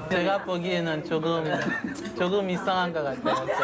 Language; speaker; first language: Korean; non-native, fluent; French